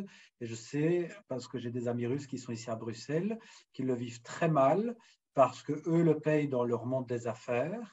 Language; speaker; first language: French; native; French